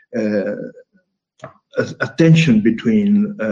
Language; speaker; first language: English; non-native, fluent; Italian